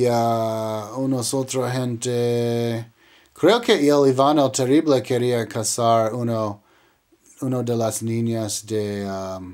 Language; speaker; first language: Spanish; non-native, learner; English